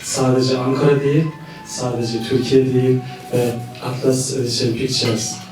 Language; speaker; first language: Turkish; non-native, fluent; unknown